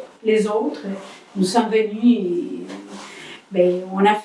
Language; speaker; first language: French; non-native, learner; Spanish